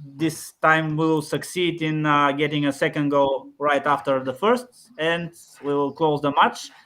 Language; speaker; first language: English; non-native, fluent; Bulgarian